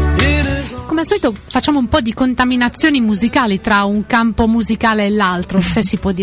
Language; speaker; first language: Italian; native; Italian